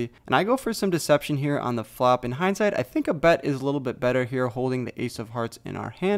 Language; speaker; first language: English; native; English